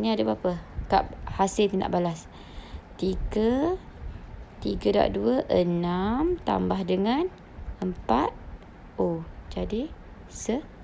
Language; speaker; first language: Malay; native; Malay